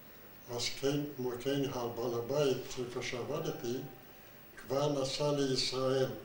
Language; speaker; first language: Hebrew; non-native, fluent; Yiddish